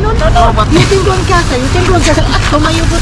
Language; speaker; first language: Spanish; non-native, learner; Arabic